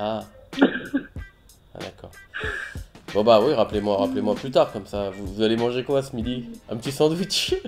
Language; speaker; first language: French; native; French